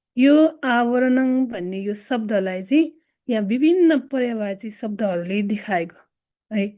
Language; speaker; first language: Nepali; non-native, local second language; Newari